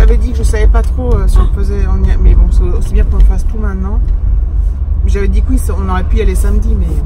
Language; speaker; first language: French; native; French